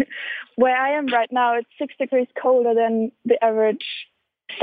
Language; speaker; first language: English; non-native, fluent; German